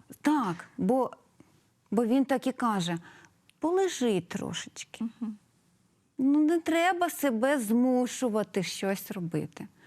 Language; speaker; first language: Ukrainian; native; Ukrainian